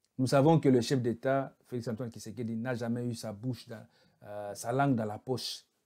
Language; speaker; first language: French; non-native, local second language; Lingala